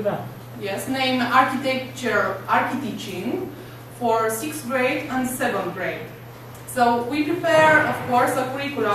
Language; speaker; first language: English; non-native, learner; Romanian